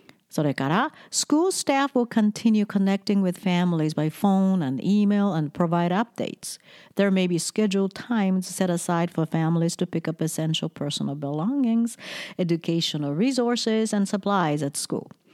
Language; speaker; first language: English; non-native, fluent; Japanese